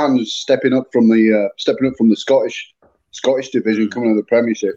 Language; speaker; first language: English; native; English